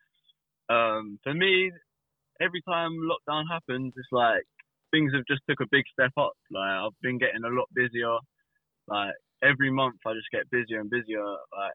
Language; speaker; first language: English; native; English